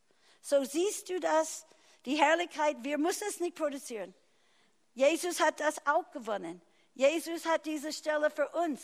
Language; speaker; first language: German; non-native, fluent; English